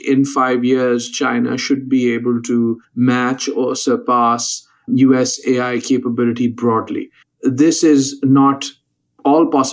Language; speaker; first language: English; non-native, local second language; Urdu